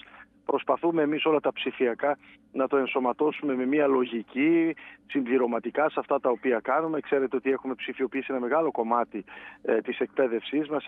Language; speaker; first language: Greek; native; Greek